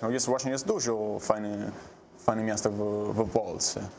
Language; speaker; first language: Polish; non-native, learner; Italian